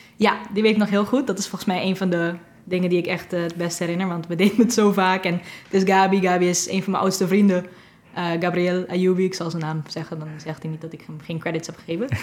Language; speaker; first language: Dutch; non-native, local second language; Papiamento